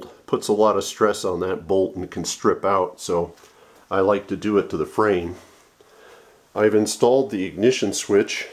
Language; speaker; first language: English; native; English